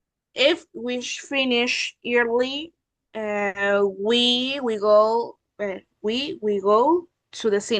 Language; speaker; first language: English; non-native, learner; Spanish